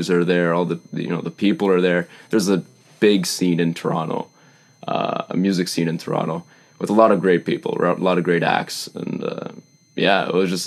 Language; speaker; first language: English; native; English